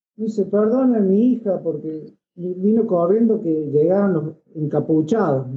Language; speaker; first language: Spanish; native; Spanish